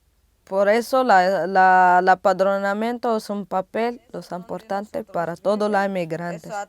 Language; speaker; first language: Spanish; non-native, learner; Arabic